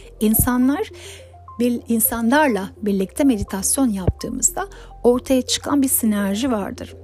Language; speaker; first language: Turkish; native; Turkish